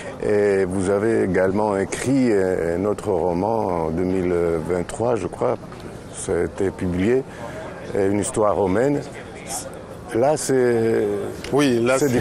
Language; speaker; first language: French; non-native, fluent; Greek